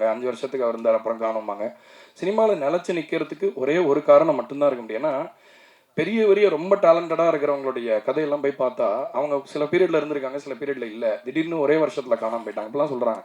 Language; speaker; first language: Tamil; native; Tamil